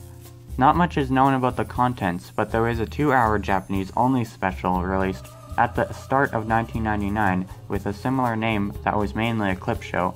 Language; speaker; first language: English; native; English